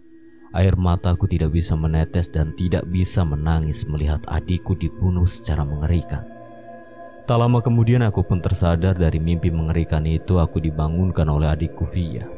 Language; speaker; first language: Indonesian; native; Indonesian